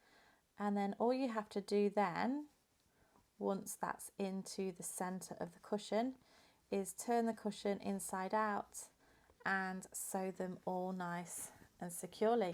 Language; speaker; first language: English; native; English